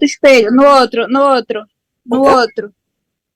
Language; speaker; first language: Portuguese; native; Portuguese